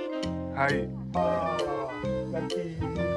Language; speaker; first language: Japanese; non-native, fluent; Cantonese